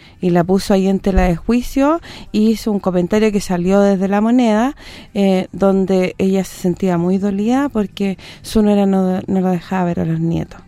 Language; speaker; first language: Spanish; native; Spanish